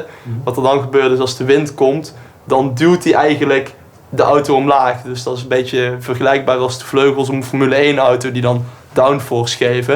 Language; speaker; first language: Dutch; native; Dutch